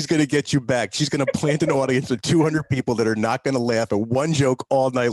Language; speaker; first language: English; native; English